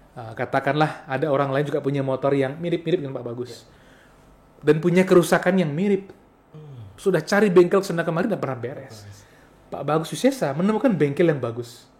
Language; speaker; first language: Indonesian; non-native, local second language; Balinese